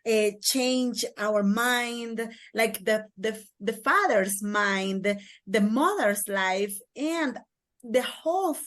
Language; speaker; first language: English; non-native, learner; Kaqchikel